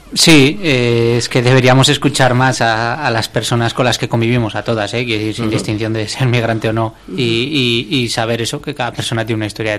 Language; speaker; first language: Spanish; native; Spanish